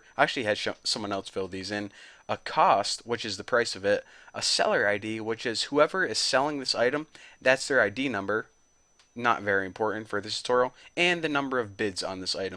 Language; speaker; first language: English; native; English